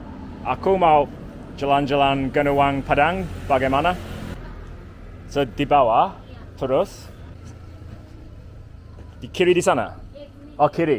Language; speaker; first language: Indonesian; non-native, learner; English